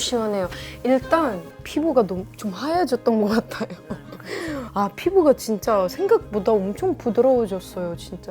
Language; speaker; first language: Korean; non-native, fluent; Arabic